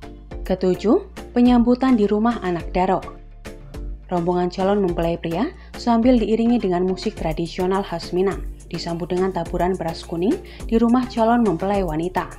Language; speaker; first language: Indonesian; native; Indonesian